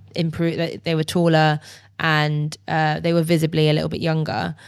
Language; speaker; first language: English; native; English